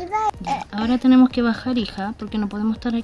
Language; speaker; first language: Spanish; native; Spanish